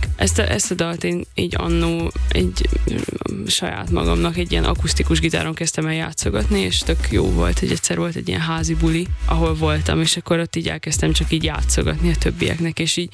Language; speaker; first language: Hungarian; native; Hungarian